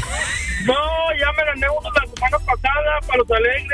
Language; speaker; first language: Spanish; native; Spanish